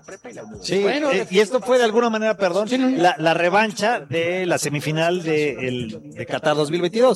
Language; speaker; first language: Spanish; native; Spanish